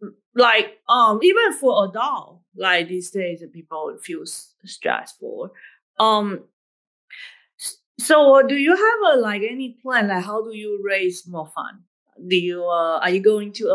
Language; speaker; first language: English; non-native, fluent; Chinese